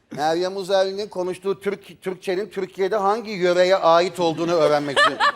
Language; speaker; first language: Turkish; native; Turkish